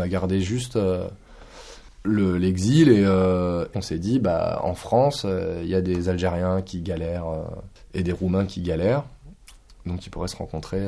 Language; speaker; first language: French; native; French